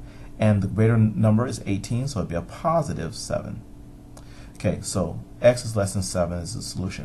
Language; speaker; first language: English; native; English